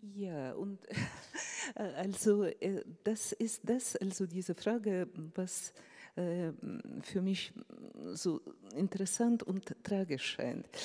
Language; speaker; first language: German; non-native, fluent; Russian